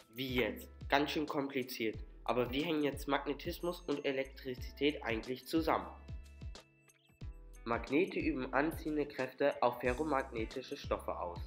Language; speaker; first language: German; native; German